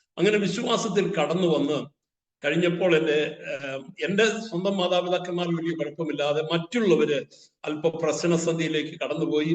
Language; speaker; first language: Malayalam; native; Malayalam